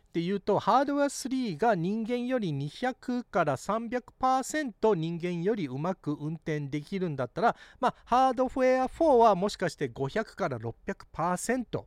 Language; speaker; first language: Japanese; early bilingual, heritage; Japanese